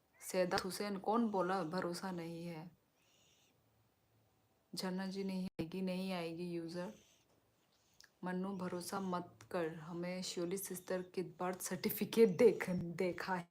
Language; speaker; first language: Hindi; non-native, local second language; Kok Borok